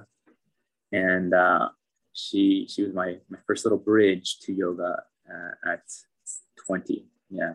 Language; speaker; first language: English; native; English